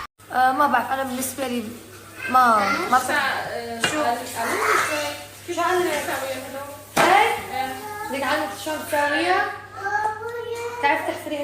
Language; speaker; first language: Arabic; native; Arabic